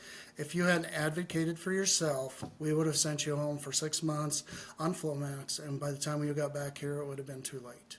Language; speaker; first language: English; native; English